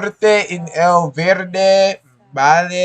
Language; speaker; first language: Spanish; non-native, learner; English